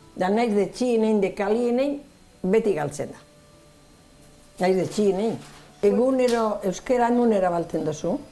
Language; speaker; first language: Basque; native; Basque